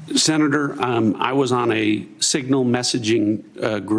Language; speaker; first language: English; native; English